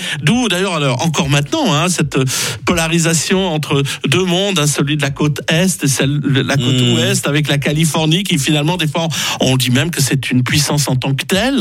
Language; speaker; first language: French; native; French